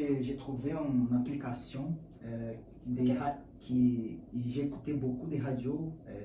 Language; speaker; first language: French; non-native, learner; Portuguese